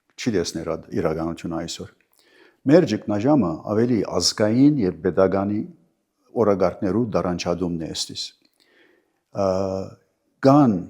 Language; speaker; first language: Armenian; early bilingual, heritage; Armenian